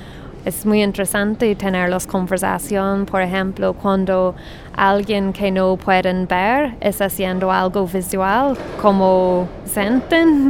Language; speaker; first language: Spanish; non-native, fluent; English